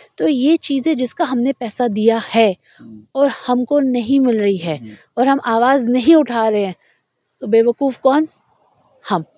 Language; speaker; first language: Hindi; native; Hindi